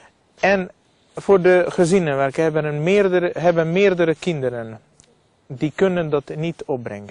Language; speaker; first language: Dutch; non-native, fluent; Hungarian